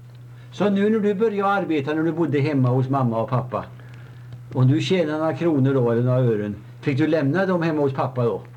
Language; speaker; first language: Swedish; native; Swedish